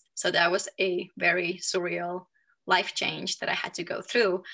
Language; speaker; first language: English; non-native, fluent; Finnish